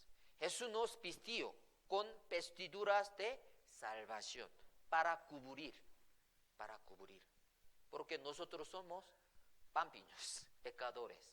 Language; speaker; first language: Spanish; non-native, fluent; Korean